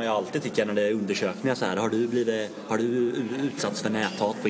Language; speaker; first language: Swedish; native; Swedish